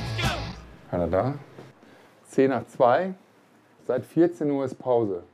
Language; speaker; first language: German; native; German